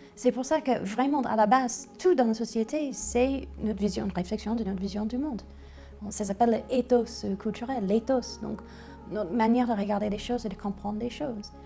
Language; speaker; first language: French; non-native, fluent; English